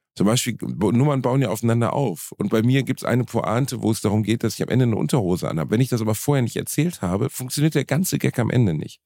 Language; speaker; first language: German; native; German